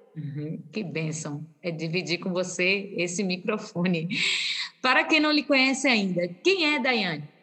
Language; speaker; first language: Portuguese; native; Portuguese